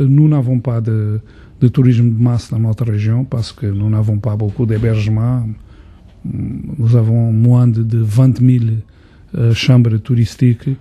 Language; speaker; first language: French; non-native, fluent; Portuguese